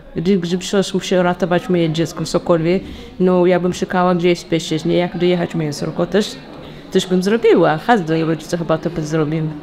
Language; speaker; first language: Polish; non-native, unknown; Tigrinya